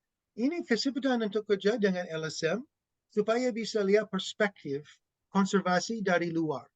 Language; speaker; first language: Indonesian; non-native, fluent; English